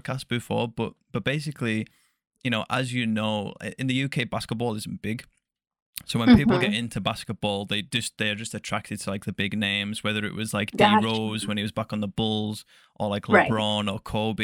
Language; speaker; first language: English; native; English